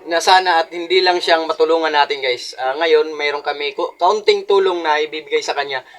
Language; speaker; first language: Filipino; non-native, local second language; Waray